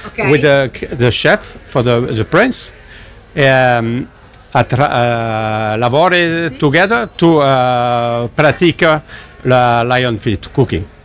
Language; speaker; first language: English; non-native, learner; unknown